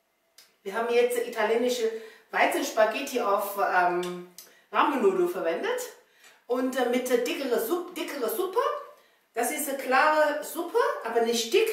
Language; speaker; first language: German; non-native, learner; Chinese